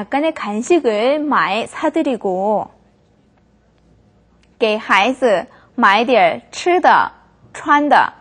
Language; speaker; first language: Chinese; non-native, fluent; Korean